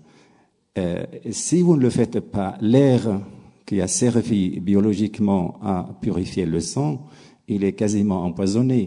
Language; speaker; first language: French; non-native, local second language; Arabic